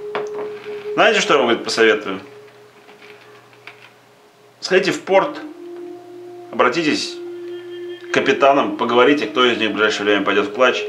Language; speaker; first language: Russian; native; Russian